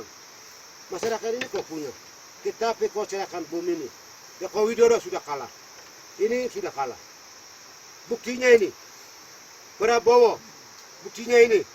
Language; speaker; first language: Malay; non-native, local second language; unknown